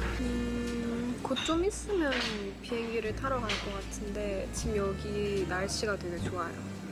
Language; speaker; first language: Korean; non-native, fluent; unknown